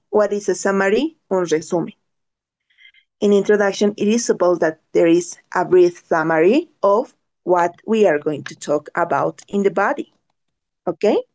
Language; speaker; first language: English; non-native, learner; Spanish